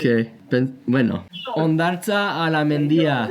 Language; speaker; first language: Basque; non-native, learner; English